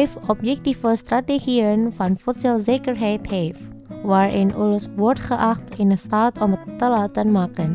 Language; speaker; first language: Dutch; non-native, fluent; Indonesian